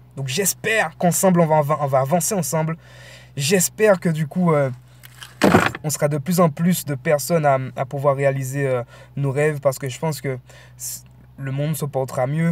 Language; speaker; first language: French; native; French